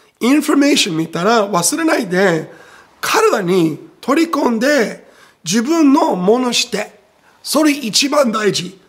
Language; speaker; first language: Japanese; non-native, fluent; Portuguese